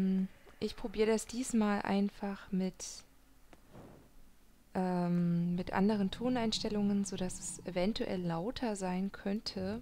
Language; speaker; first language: German; native; German